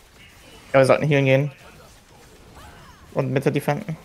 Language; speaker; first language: German; native; German